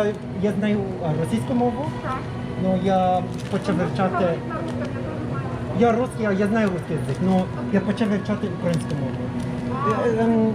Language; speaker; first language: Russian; non-native, learner; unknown